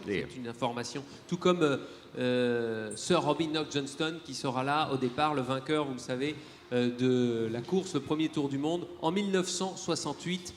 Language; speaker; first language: French; native; French